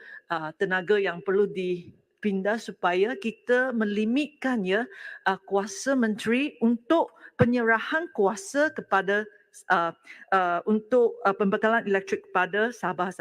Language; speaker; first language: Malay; non-native, local second language; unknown